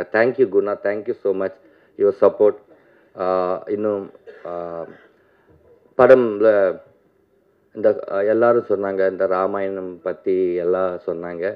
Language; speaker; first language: Tamil; non-native, learner; Telugu